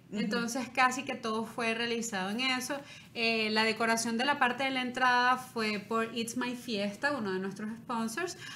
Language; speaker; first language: Spanish; native; Spanish